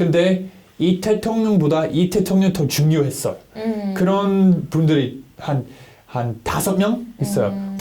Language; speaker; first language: Korean; non-native, learner; English